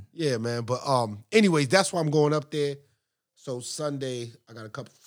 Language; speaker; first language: English; native; English